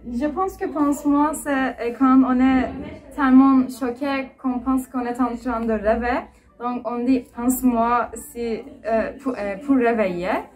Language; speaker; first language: French; non-native, learner; Turkish